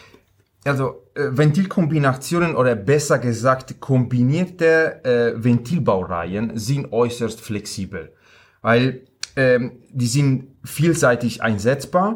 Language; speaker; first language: German; non-native, fluent; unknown